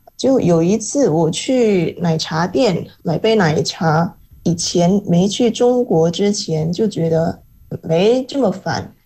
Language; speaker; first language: Chinese; non-native, fluent; Indonesian